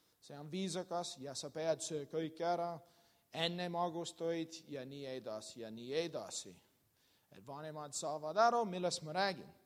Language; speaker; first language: Estonian; non-native, learner; English